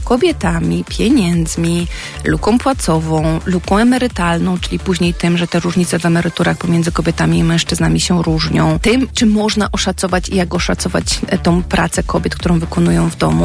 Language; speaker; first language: Polish; native; Polish